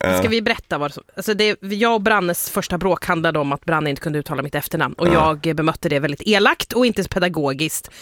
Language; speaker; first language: Swedish; early bilingual, other home language; Persian